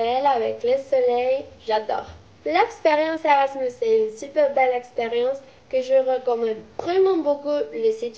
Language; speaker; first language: French; non-native, fluent; Spanish